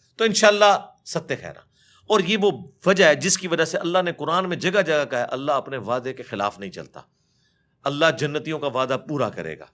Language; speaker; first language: Urdu; native; Urdu